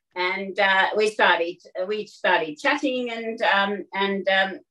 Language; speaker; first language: English; non-native, fluent; Finnish